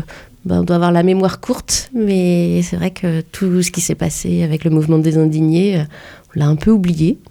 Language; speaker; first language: French; native; French